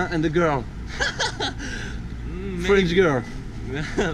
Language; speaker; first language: English; non-native, learner; French